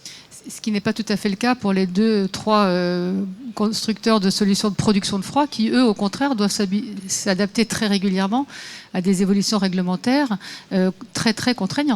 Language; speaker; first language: French; native; French